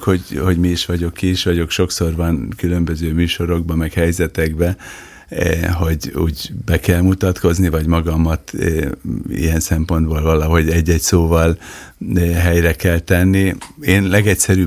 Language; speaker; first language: Hungarian; native; Hungarian